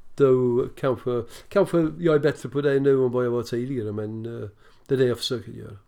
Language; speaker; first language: Swedish; non-native, fluent; English